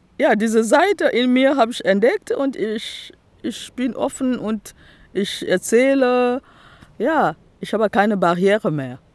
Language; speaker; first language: German; non-native, fluent; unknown